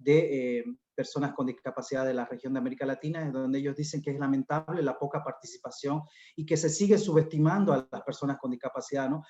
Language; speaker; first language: Spanish; native; Spanish